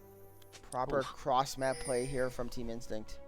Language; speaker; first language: English; native; English